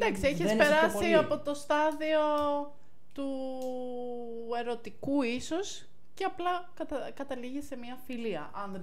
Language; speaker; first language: Greek; native; Greek